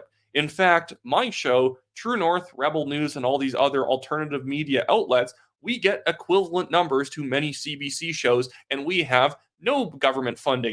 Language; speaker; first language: English; native; English